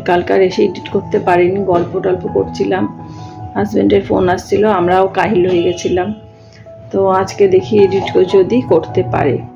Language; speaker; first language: Bangla; native; Bangla